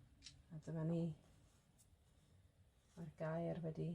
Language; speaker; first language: Welsh; non-native, local second language; English